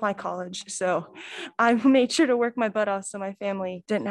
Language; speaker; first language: English; native; English